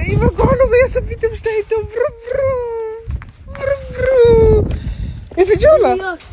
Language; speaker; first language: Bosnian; non-native, learner; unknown